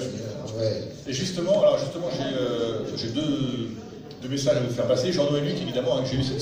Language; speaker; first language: French; native; French